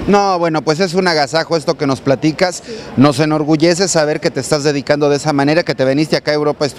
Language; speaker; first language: Spanish; native; Spanish